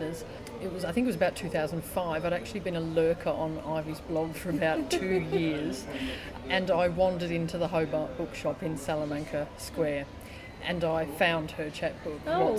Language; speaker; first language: English; native; English